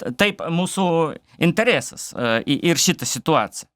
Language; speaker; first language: Lithuanian; non-native, learner; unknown